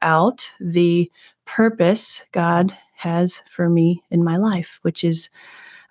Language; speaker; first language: English; native; English